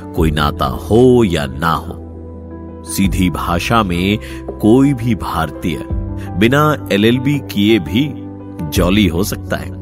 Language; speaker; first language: Hindi; native; Hindi